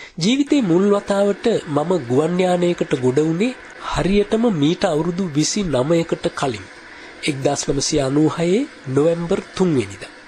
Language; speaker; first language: Sinhala; native; Sinhala